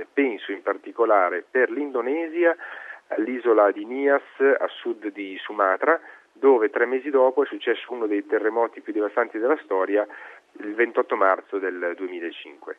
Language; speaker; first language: Italian; native; Italian